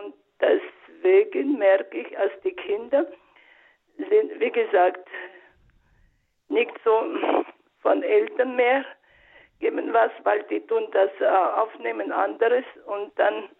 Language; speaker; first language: German; non-native, learner; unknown